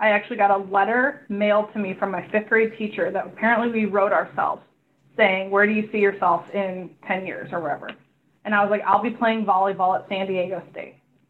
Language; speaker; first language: English; native; English